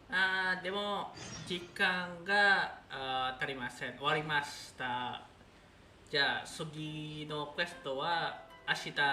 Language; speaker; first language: Japanese; non-native, learner; Indonesian